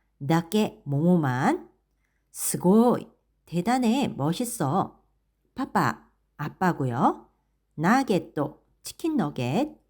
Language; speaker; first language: Korean; native; Korean